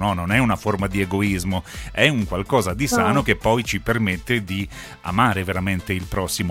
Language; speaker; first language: Italian; native; Italian